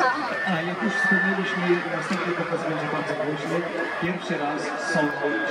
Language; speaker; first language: Polish; native; Polish